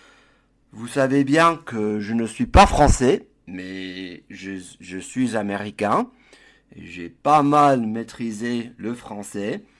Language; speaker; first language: French; non-native, fluent; English